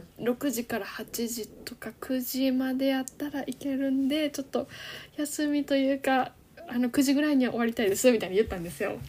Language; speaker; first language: Japanese; native; Japanese